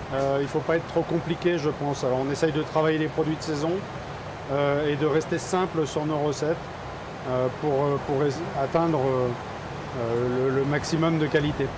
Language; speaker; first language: French; native; French